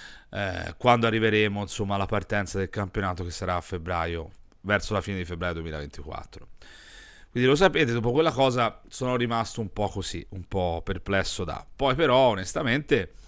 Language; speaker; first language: Italian; native; Italian